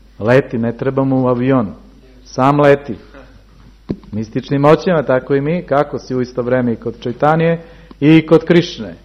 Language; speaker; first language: Serbian; early bilingual, heritage; Serbian